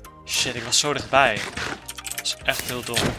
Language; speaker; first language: Dutch; native; Dutch